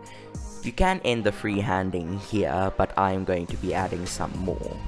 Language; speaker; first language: English; native; English